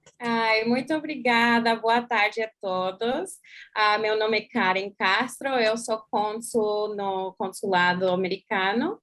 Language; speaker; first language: Portuguese; non-native, fluent; English